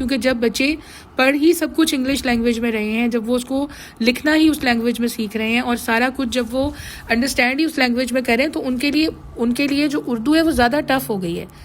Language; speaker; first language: Urdu; native; Urdu